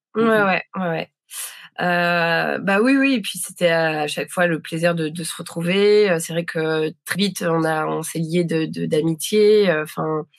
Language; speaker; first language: French; native; French